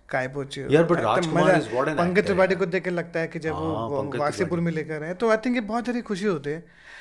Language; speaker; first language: Hindi; native; Hindi